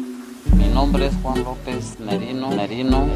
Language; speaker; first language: Spanish; non-native, local second language; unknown